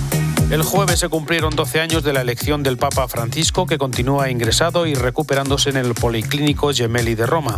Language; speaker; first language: Spanish; native; Spanish